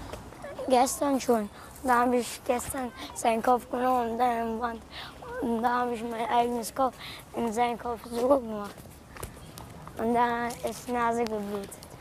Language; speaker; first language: German; early bilingual, other home language; Kurdish